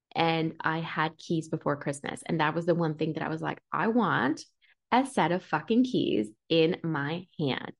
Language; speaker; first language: English; early bilingual, other home language; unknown